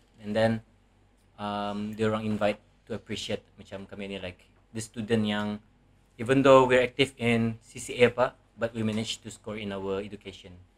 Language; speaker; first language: English; non-native, local second language; Malay